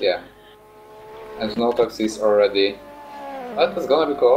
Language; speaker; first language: English; non-native, fluent; Polish